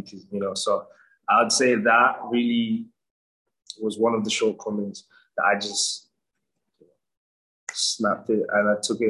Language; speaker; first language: English; non-native, local second language; Igbo